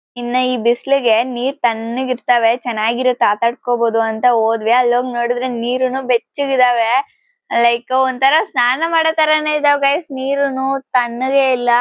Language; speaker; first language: Kannada; non-native, local second language; Telugu